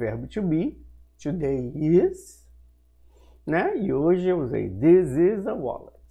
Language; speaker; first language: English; non-native, fluent; Portuguese